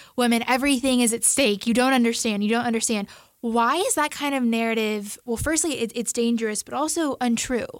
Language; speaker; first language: English; native; English